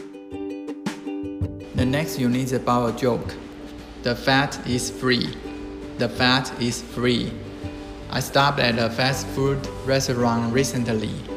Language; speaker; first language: English; non-native, fluent; Chinese